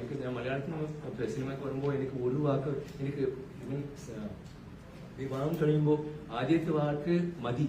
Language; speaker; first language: Malayalam; non-native, learner; Tamil